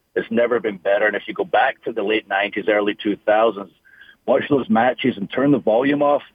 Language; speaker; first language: English; native; English